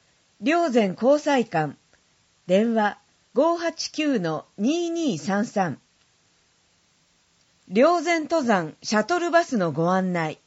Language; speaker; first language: Japanese; native; Japanese